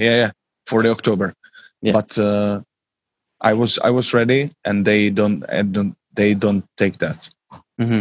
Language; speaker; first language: English; non-native, learner; Czech